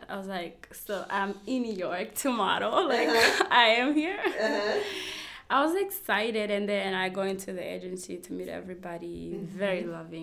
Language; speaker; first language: English; non-native, local second language; Kinyarwanda